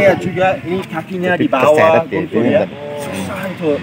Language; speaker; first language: Indonesian; non-native, learner; English